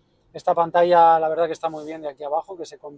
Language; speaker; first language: Spanish; native; Spanish